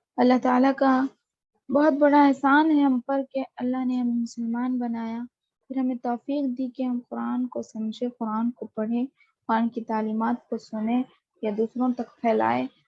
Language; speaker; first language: Urdu; native; Urdu